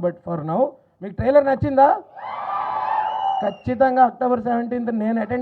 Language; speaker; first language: Telugu; native; Telugu